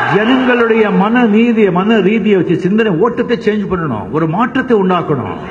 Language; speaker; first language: Tamil; non-native, local second language; Marathi